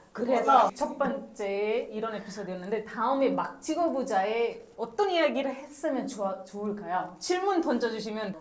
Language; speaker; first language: Korean; non-native, fluent; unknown